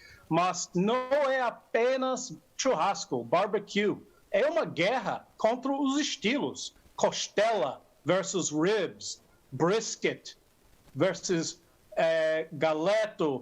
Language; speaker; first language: Portuguese; non-native, fluent; English